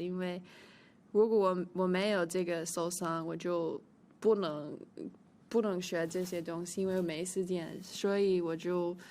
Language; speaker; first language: Chinese; early bilingual, heritage; Chinese